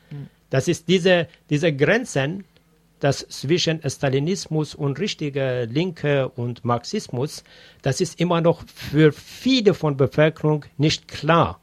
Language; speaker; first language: German; non-native, fluent; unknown